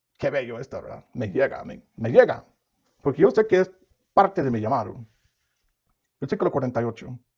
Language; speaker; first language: Spanish; non-native, fluent; English